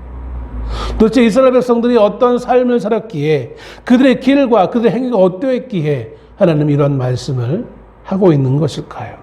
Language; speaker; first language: Korean; native; Korean